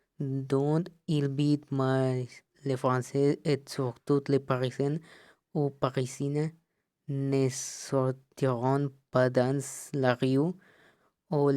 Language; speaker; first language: French; non-native, learner; Spanish